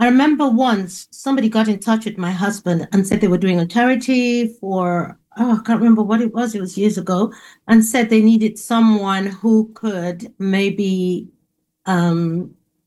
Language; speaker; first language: English; non-native, local second language; Igbo